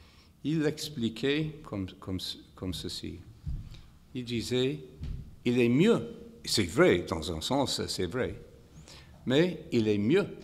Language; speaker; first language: French; non-native, fluent; English